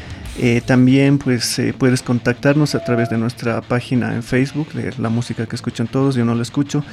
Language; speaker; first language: Spanish; native; Spanish